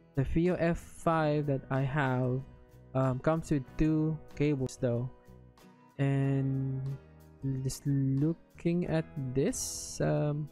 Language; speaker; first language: English; non-native, local second language; Filipino